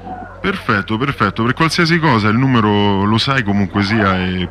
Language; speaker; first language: Italian; native; Italian